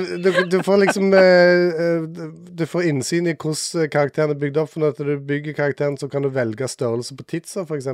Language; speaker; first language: Norwegian; native; Norwegian